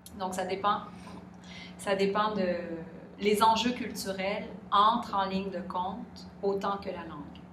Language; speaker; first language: French; native; French